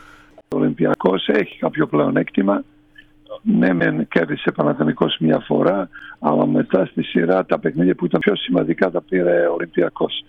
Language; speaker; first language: Greek; non-native, fluent; Serbian